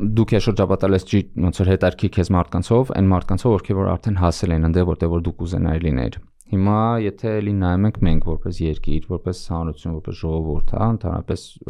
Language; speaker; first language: Armenian; native; Armenian